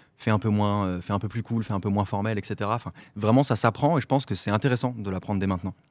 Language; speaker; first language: French; native; French